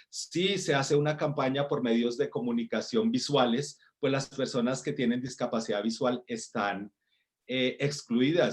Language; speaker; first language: Spanish; native; Spanish